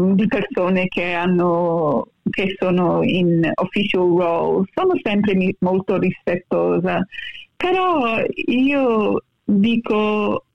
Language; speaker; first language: Italian; early bilingual, heritage; Italian